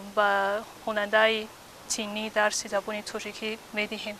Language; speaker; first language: Persian; non-native, fluent; Chinese